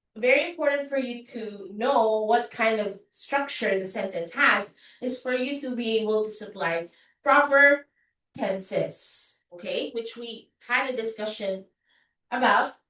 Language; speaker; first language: English; non-native, local second language; Filipino